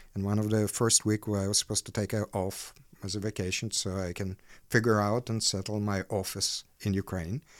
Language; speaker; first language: English; non-native, fluent; Ukrainian